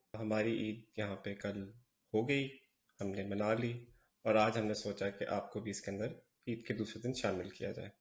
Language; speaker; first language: Urdu; native; Urdu